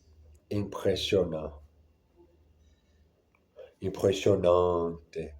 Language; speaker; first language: French; non-native, learner; Portuguese